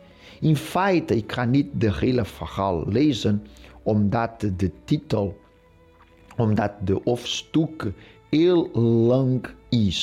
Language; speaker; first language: Dutch; non-native, fluent; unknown